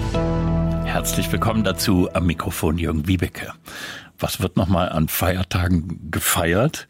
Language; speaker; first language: German; native; German